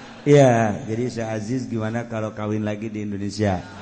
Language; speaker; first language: Indonesian; non-native, local second language; Sundanese